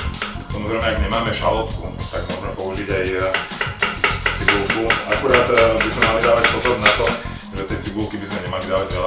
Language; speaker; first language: Slovak; native; Slovak